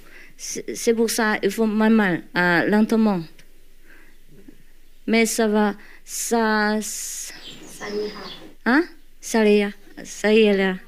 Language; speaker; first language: French; non-native, learner; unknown